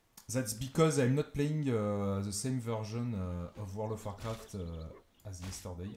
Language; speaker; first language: English; non-native, fluent; French